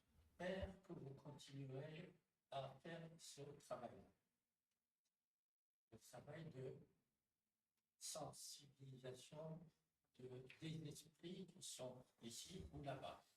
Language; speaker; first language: French; non-native, local second language; Arabic